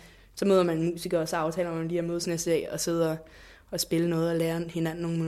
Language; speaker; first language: Danish; native; Danish